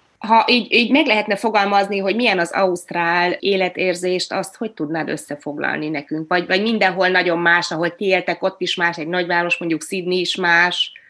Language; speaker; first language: Hungarian; native; Hungarian